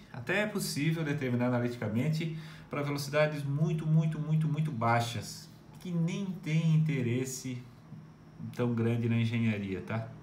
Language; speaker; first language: Portuguese; native; Portuguese